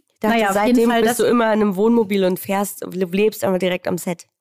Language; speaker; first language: German; native; German